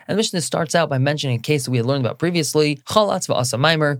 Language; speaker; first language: English; native; English